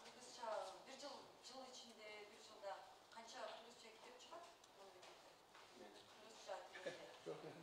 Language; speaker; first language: Kyrgyz; non-native, local second language; Russian